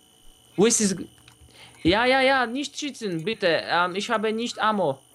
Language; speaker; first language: German; non-native, learner; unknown